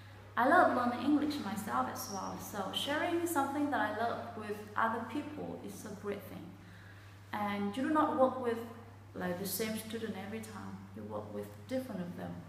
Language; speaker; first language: English; non-native, fluent; Vietnamese